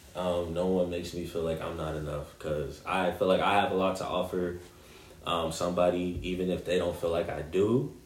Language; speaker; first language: English; native; English